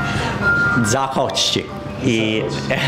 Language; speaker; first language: Polish; non-native, learner; Italian